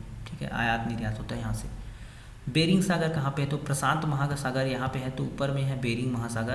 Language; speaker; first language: Hindi; native; Hindi